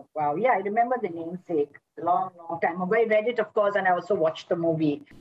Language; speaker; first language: English; non-native, local second language; Gujarati